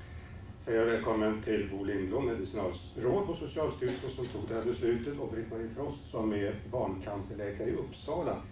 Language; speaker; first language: Swedish; native; Swedish